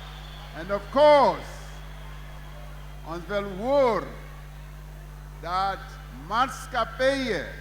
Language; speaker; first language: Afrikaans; non-native, local second language; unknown